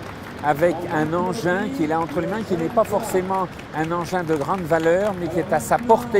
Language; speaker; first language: French; native; French